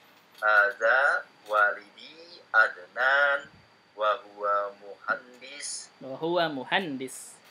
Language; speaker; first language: Arabic; non-native, learner; Indonesian